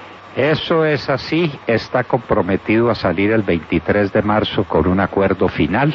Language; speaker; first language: Spanish; native; Spanish